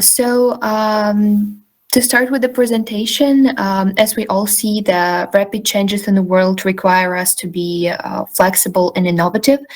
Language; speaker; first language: English; non-native, fluent; Ukrainian